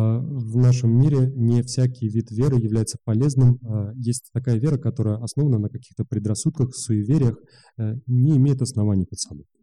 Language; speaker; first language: Russian; native; Russian